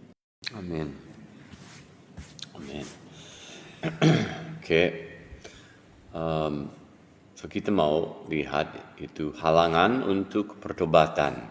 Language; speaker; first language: Indonesian; non-native, fluent; English